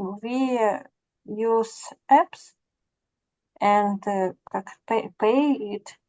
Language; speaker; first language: English; non-native, learner; Russian